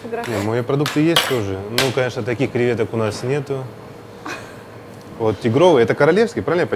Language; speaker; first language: Russian; native; Russian